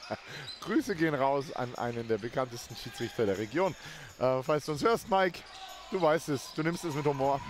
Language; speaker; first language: German; native; German